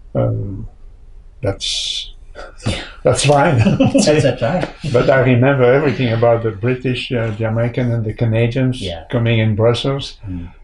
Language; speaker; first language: English; non-native, fluent; French